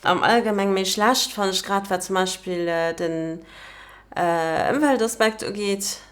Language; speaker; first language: German; non-native, local second language; Luxembourgish